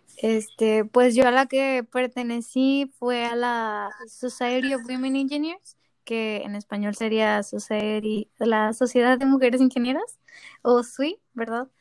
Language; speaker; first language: Spanish; native; Spanish